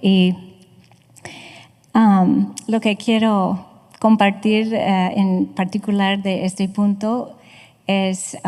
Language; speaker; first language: Spanish; non-native, fluent; English